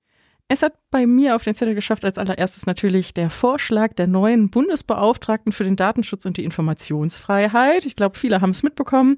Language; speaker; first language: German; native; German